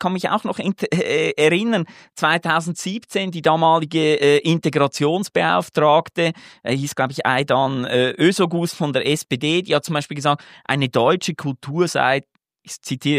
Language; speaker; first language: German; native; German